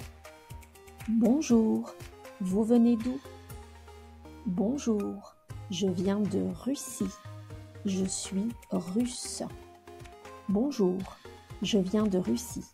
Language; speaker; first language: French; native; French